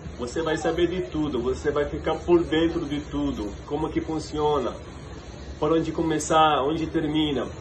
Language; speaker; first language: Portuguese; non-native, fluent; Arabic